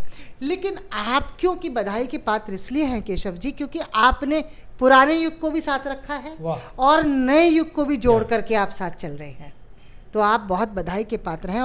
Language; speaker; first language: Hindi; native; Hindi